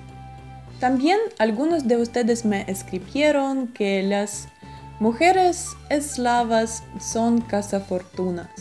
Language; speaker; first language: Spanish; non-native, fluent; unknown